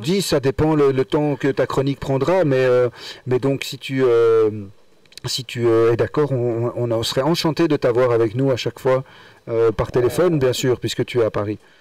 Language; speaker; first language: French; native; French